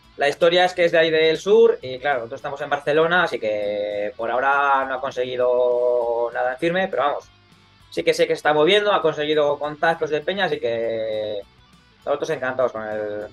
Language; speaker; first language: Spanish; native; Spanish